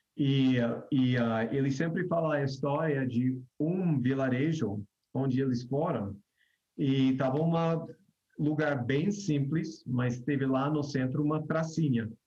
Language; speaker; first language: Portuguese; non-native, fluent; English